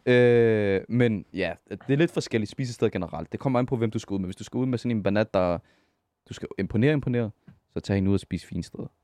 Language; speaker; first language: Danish; early bilingual, other home language; Arabic